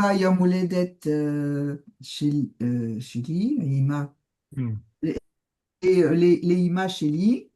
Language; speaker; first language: Hebrew; non-native, learner; French